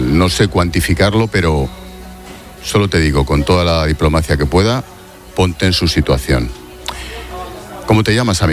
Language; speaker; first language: Spanish; native; Spanish